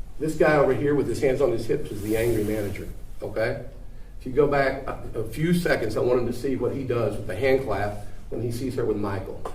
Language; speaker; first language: English; native; English